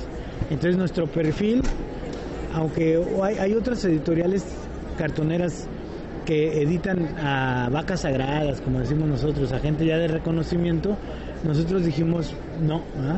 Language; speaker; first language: Spanish; native; Spanish